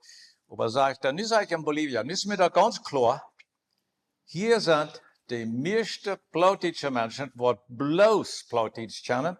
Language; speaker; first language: German; non-native, learner; Plautdietsch